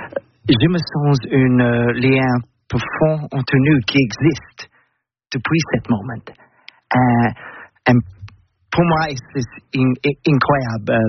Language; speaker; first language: French; non-native, learner; English